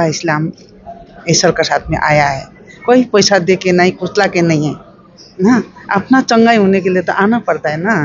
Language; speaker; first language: Hindi; non-native, local second language; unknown